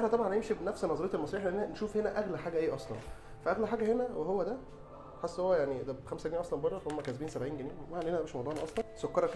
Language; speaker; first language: Arabic; native; Arabic